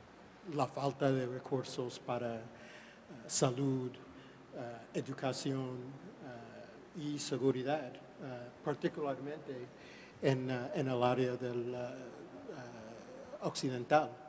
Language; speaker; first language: Spanish; non-native, fluent; English